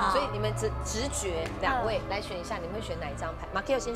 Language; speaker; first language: Chinese; native; Chinese